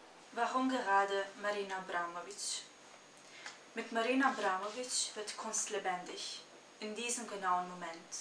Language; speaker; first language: German; non-native, fluent; Serbian